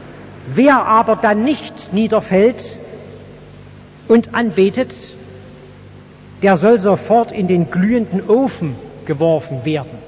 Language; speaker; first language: German; native; German